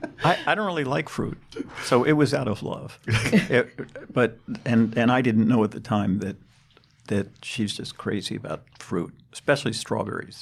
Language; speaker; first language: English; native; English